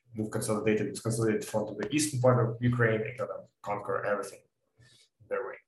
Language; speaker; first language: English; non-native, fluent; Ukrainian